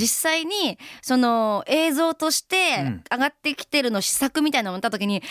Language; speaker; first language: Japanese; native; Japanese